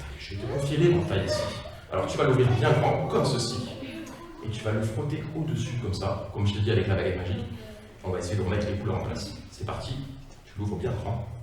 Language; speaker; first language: French; native; French